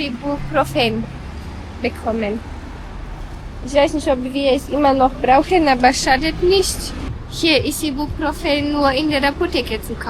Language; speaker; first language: German; non-native, fluent; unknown